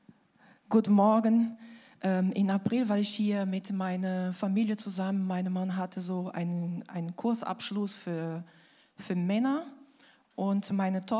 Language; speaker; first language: German; non-native, fluent; Portuguese